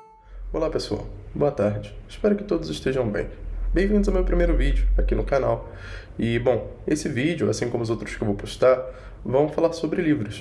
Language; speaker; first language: Portuguese; native; Portuguese